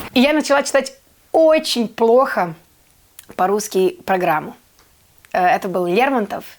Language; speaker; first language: Russian; non-native, fluent; Serbian